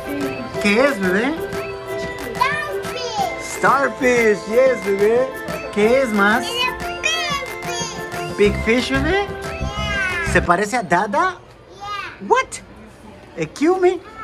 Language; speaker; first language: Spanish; early bilingual, other home language; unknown